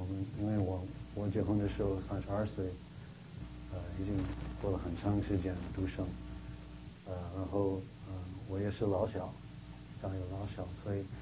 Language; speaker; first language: Chinese; non-native, fluent; English